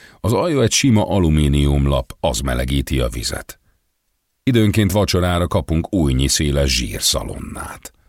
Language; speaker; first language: Hungarian; native; Hungarian